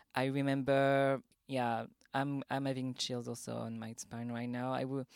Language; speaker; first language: English; non-native, fluent; French